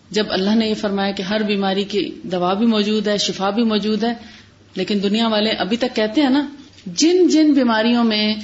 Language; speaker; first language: Urdu; native; Urdu